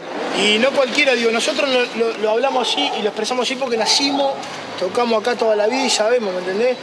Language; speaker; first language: Spanish; native; Spanish